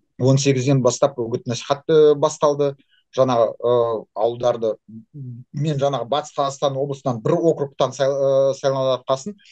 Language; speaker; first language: Kazakh; non-native, local second language; Russian